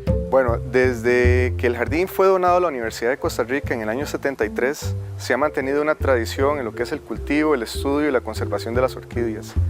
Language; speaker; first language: Spanish; native; Spanish